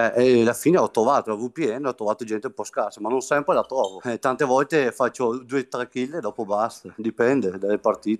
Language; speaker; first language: Italian; native; Italian